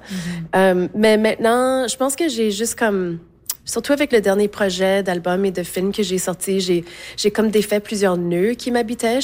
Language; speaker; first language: French; native; French